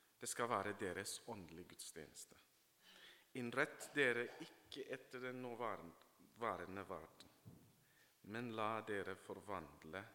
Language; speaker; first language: Norwegian; non-native, fluent; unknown